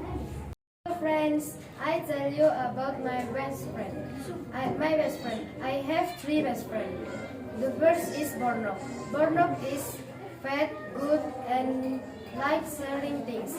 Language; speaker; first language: English; non-native, learner; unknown